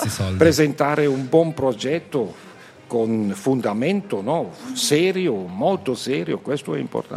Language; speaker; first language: Italian; non-native, learner; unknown